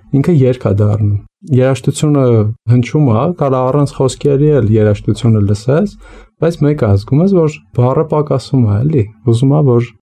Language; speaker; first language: Armenian; native; Armenian